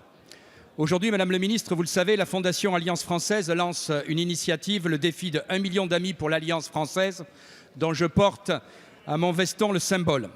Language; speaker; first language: French; native; French